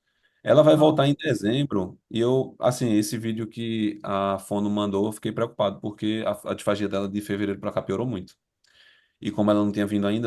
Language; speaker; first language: Portuguese; native; Portuguese